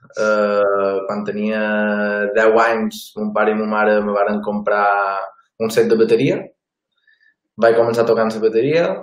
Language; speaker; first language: Catalan; native; Catalan